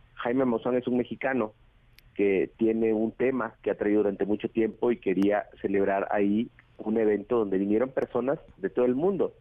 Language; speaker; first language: Spanish; native; Spanish